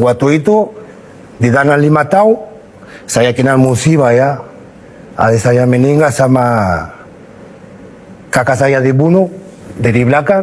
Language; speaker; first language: Indonesian; non-native, fluent; Spanish